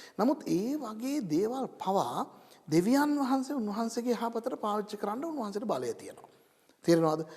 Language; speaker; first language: Sinhala; non-native, local second language; Tamil